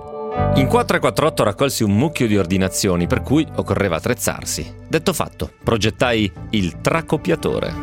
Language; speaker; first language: Italian; native; Italian